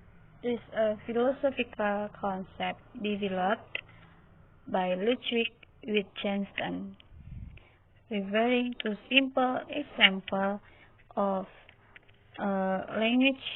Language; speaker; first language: English; non-native, learner; Indonesian